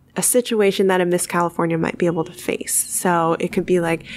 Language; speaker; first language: English; native; English